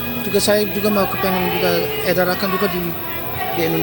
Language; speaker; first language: Indonesian; early bilingual, heritage; Dutch